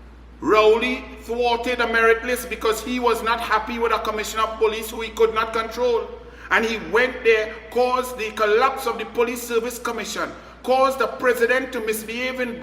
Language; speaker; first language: English; native; English